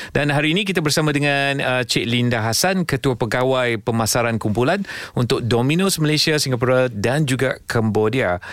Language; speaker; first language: Malay; non-native, local second language; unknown